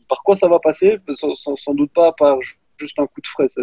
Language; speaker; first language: French; native; French